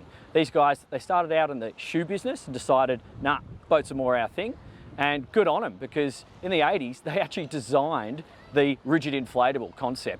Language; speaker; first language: English; native; English